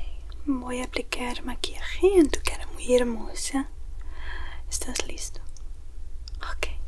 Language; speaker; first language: Spanish; non-native, learner; English